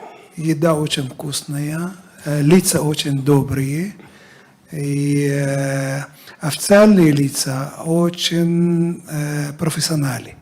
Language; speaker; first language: Russian; non-native, fluent; Arabic